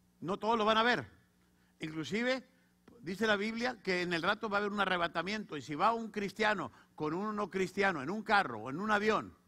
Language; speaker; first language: Spanish; native; Spanish